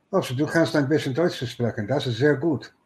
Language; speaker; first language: German; non-native, learner; English